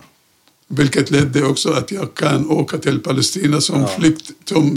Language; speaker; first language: Swedish; non-native, fluent; Arabic